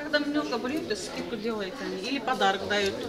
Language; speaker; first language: Russian; non-native, learner; Turkish